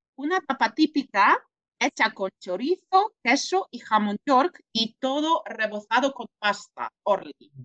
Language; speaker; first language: Spanish; non-native, fluent; Polish